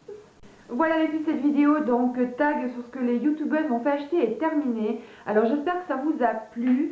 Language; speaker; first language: French; native; French